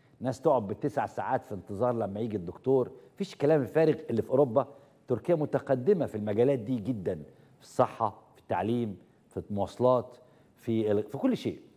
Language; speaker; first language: Arabic; native; Arabic